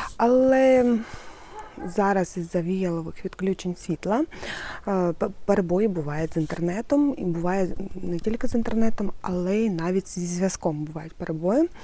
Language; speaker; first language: Ukrainian; native; Ukrainian